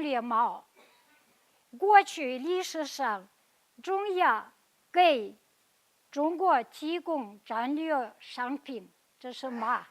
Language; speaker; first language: Chinese; non-native, fluent; Kazakh